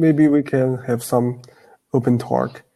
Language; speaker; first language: English; non-native, learner; Chinese